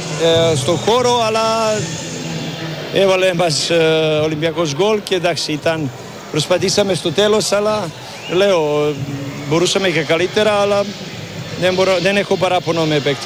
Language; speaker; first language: Greek; non-native, learner; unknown